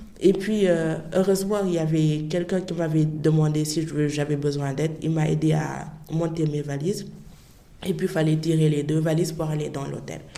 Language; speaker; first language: French; non-native, local second language; Wolof